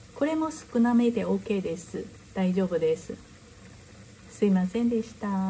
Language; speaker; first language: Japanese; non-native, learner; Chinese